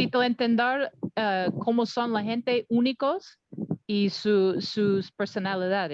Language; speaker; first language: Spanish; non-native, learner; English